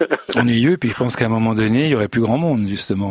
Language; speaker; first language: French; native; French